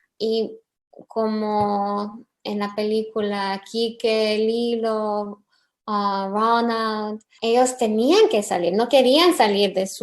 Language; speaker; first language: Spanish; early bilingual, heritage; English